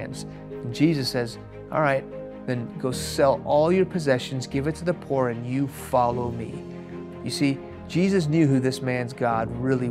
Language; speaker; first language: English; early bilingual, other home language; Persian